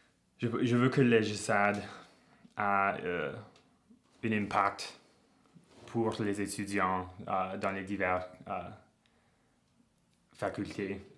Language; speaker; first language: French; non-native, local second language; English